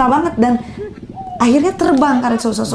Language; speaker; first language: Indonesian; native; Indonesian